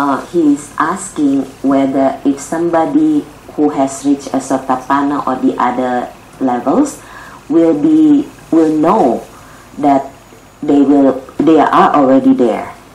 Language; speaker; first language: English; non-native, fluent; Indonesian